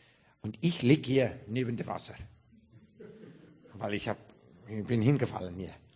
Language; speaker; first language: German; non-native, fluent; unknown